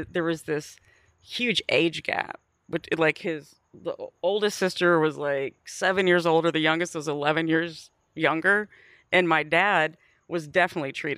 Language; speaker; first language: English; native; English